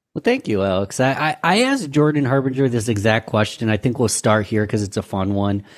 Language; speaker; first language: English; native; English